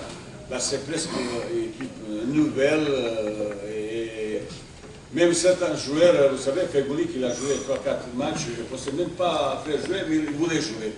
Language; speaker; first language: French; non-native, fluent; Bosnian